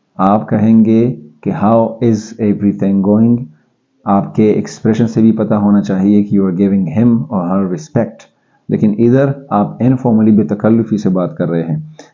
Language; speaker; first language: Urdu; non-native, local second language; Pashto